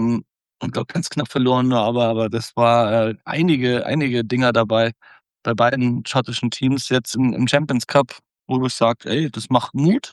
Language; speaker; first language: German; native; German